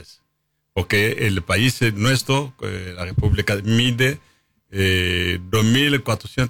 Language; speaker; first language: Spanish; non-native, fluent; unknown